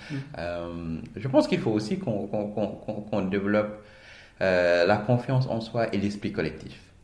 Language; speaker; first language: French; non-native, local second language; Wolof